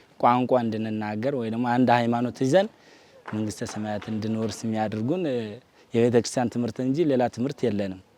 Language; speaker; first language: Amharic; non-native, local second language; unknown